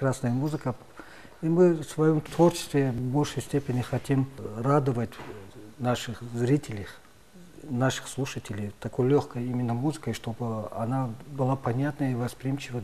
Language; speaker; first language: Russian; non-native, local second language; Tajik